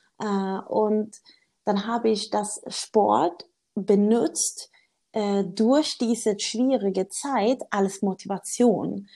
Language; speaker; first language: German; non-native, learner; Swedish